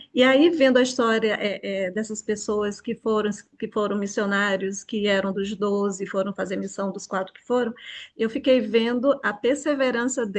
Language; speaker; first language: Portuguese; native; Portuguese